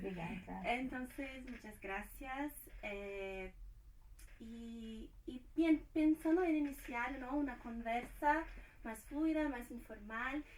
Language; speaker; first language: Spanish; non-native, learner; Portuguese